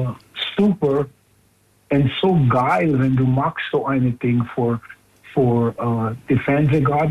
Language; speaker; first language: German; non-native, learner; English